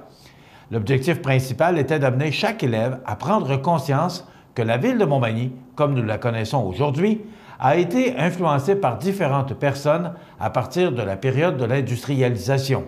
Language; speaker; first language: French; native; French